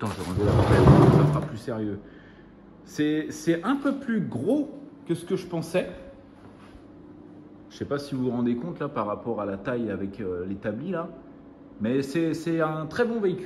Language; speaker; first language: French; native; French